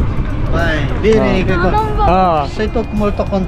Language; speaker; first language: Italian; non-native, learner; Filipino